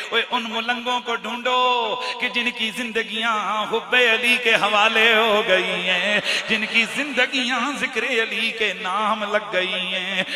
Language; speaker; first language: Urdu; non-native, local second language; Punjabi